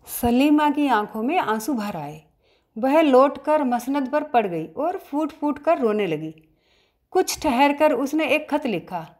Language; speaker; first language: Hindi; native; Hindi